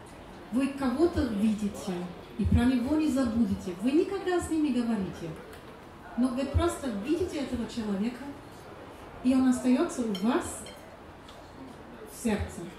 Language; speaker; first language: Russian; non-native, learner; German